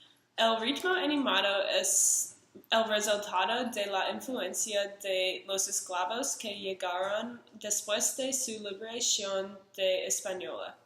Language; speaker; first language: Spanish; non-native, learner; English